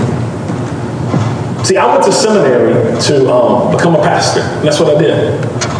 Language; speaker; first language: English; native; English